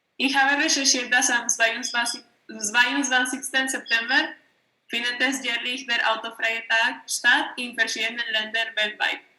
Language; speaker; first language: German; non-native, learner; Spanish